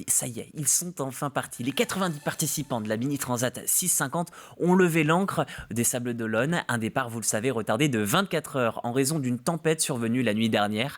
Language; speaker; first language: French; native; French